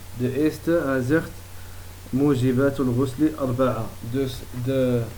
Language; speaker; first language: Dutch; early bilingual, other home language; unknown